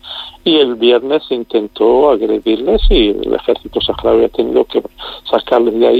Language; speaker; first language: Spanish; non-native, local second language; Arabic